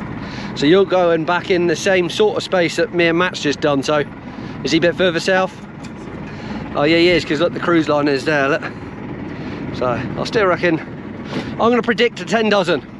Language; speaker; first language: English; native; English